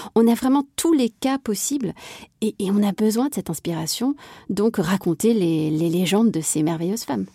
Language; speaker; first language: French; native; French